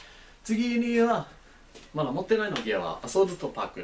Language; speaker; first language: Japanese; non-native, learner; English